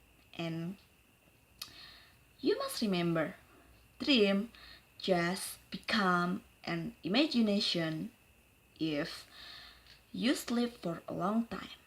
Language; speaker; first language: English; non-native, learner; Indonesian